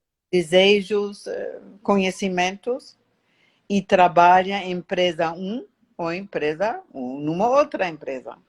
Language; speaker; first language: Portuguese; non-native, learner; German